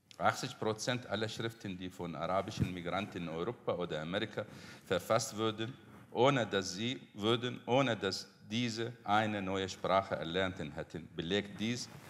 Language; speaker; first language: German; non-native, fluent; Arabic